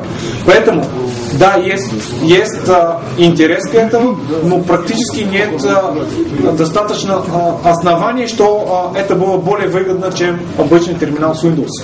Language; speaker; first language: Russian; non-native, fluent; Bulgarian